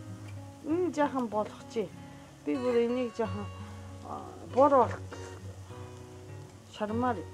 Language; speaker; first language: Mongolian; non-native, fluent; Japanese